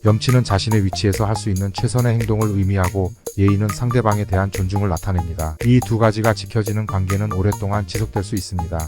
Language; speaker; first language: Korean; native; Korean